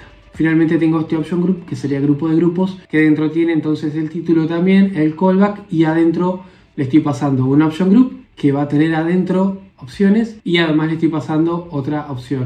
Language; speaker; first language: Spanish; native; Spanish